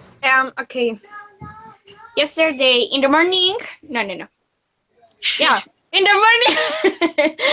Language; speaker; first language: English; non-native, learner; Spanish